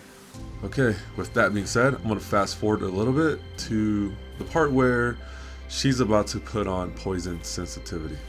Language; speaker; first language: English; native; English